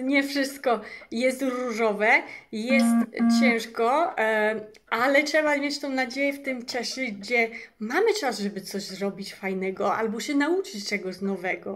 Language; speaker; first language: Polish; early bilingual, heritage; English